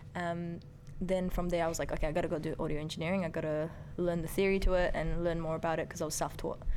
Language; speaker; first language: English; early bilingual, other home language; Persian